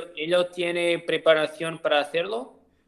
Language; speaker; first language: Spanish; non-native, learner; Portuguese